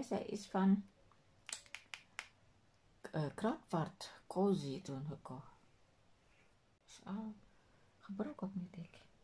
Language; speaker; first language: Dutch; non-native, learner; Indonesian